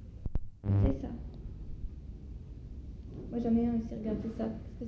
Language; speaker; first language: French; native; French